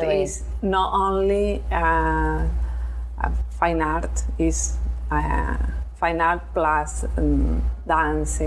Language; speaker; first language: English; non-native, learner; Spanish